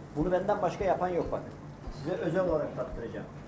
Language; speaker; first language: Turkish; native; Turkish